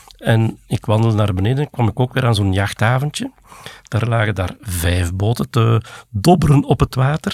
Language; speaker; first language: Dutch; native; Dutch